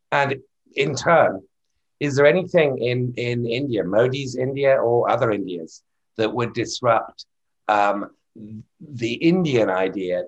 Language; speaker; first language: English; native; English